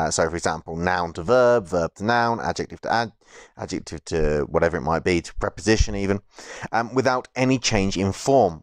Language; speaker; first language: English; native; English